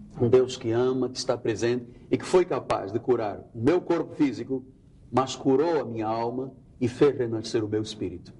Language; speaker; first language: Portuguese; native; Portuguese